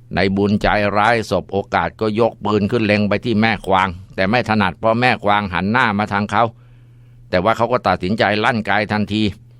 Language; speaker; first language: Thai; native; Thai